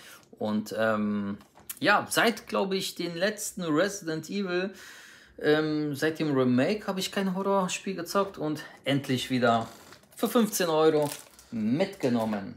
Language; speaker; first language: German; native; German